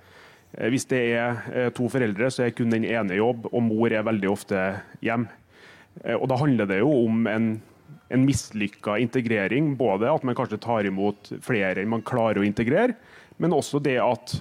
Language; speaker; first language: Norwegian; native; Norwegian